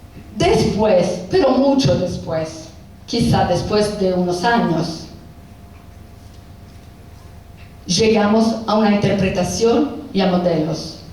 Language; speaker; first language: Spanish; non-native, fluent; Italian